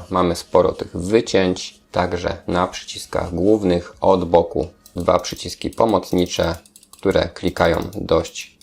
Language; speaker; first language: Polish; native; Polish